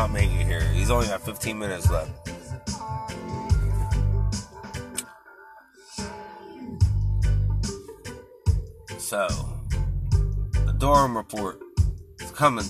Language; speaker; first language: English; native; English